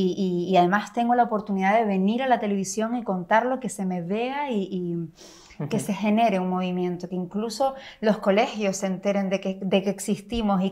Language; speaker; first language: Spanish; native; Spanish